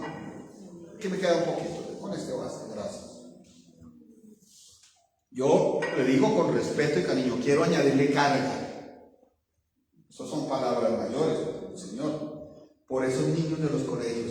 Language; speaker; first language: Spanish; native; Spanish